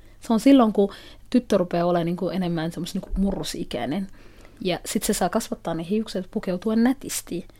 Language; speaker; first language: Finnish; non-native, fluent; Somali